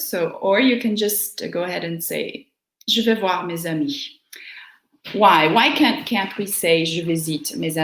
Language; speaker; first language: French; non-native, fluent; Portuguese